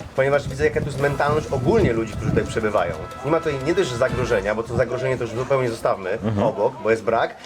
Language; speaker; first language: Polish; native; Polish